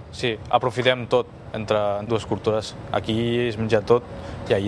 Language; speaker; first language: Catalan; non-native, fluent; Chinese